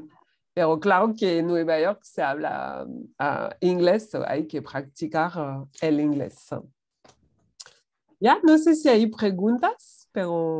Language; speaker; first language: Spanish; non-native, fluent; French